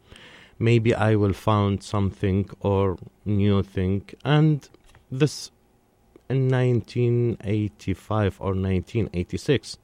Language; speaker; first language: English; non-native, learner; Arabic